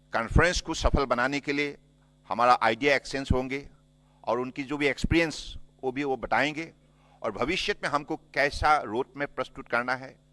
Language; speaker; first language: Hindi; non-native, local second language; Assamese